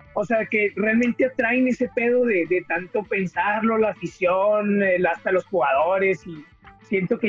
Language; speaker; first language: Spanish; native; Spanish